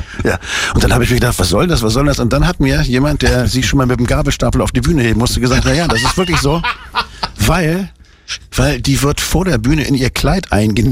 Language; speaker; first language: German; native; German